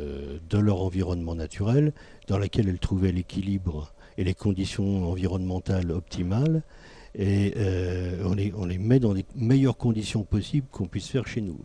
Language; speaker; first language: French; native; French